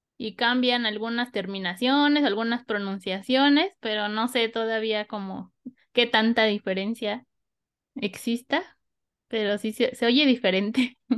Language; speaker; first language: Spanish; native; Spanish